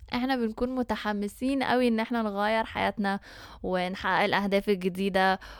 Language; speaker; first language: Arabic; early bilingual, heritage; Arabic